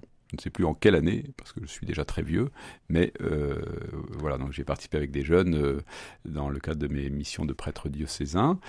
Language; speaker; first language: French; native; French